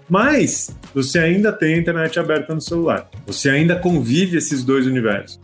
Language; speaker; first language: Portuguese; native; Portuguese